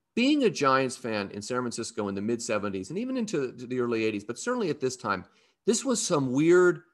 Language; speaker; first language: English; native; English